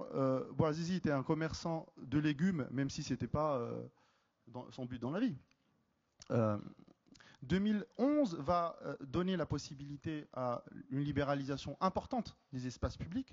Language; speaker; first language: French; native; French